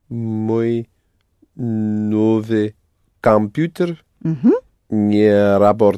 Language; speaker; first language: Russian; non-native, learner; English